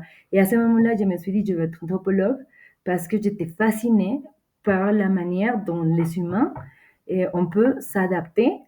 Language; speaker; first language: French; non-native, fluent; Spanish